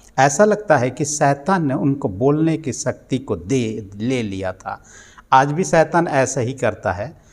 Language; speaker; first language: Hindi; native; Hindi